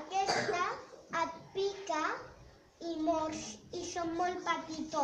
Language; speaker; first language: Catalan; non-native, local second language; Spanish